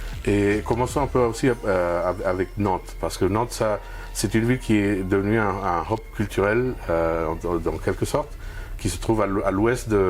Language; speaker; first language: French; non-native, fluent; Spanish